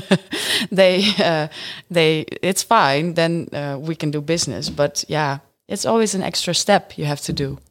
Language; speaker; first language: English; non-native, fluent; Dutch